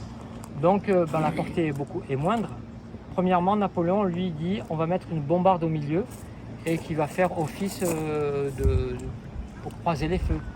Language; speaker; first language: French; native; French